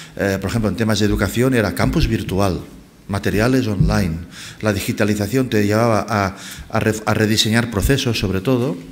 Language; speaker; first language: Spanish; native; Spanish